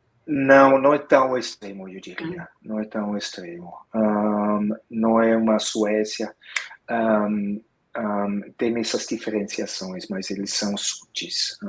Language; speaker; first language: Portuguese; non-native, fluent; Swiss German